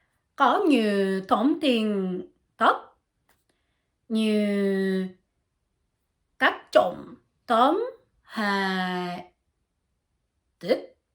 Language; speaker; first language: Vietnamese; non-native, learner; French